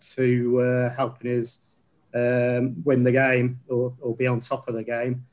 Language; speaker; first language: English; native; English